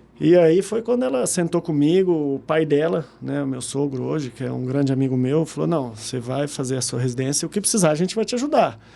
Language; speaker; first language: Portuguese; native; Portuguese